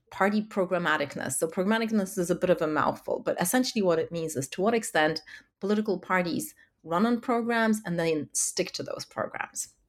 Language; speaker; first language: English; early bilingual, other home language; Polish